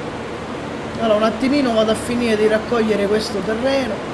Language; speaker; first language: Italian; native; Italian